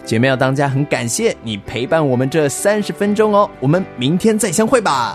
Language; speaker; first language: Chinese; native; Chinese